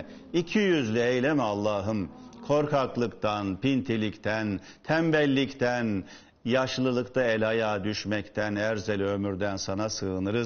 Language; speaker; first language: Turkish; native; Turkish